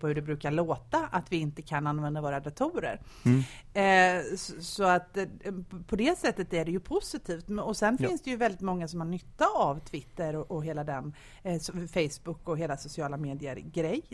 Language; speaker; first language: Swedish; native; Swedish